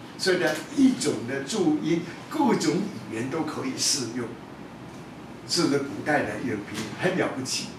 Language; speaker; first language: Chinese; non-native, local second language; Hakka Chinese